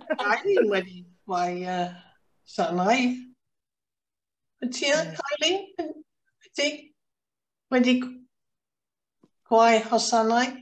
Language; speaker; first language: Welsh; non-native, learner; English